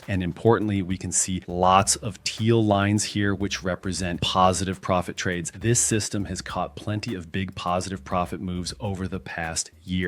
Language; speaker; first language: English; native; English